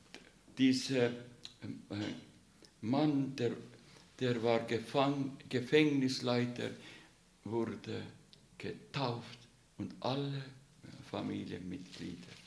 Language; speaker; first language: German; non-native, fluent; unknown